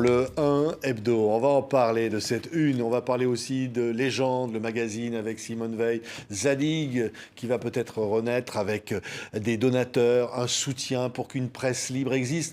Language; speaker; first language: French; native; French